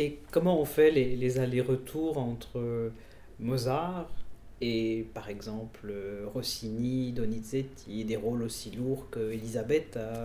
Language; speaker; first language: French; native; French